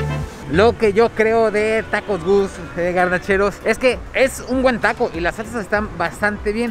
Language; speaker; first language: Spanish; native; Spanish